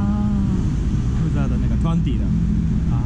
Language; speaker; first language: Chinese; non-native, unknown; Japanese